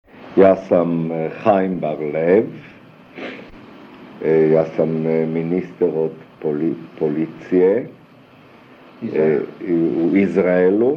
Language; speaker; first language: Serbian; early bilingual, other home language; German